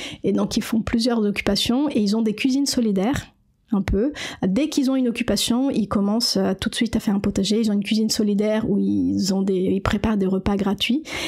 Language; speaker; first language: French; non-native, fluent; Portuguese